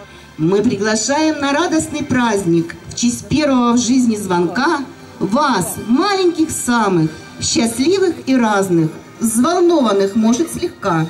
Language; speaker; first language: Russian; native; Russian